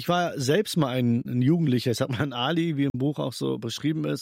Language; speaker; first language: German; early bilingual, other home language; Albanian